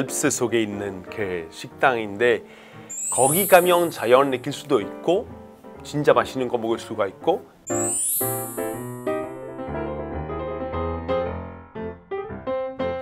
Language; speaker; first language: Korean; non-native, fluent; Italian